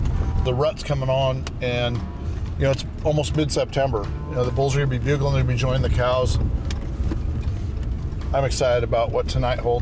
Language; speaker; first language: English; native; English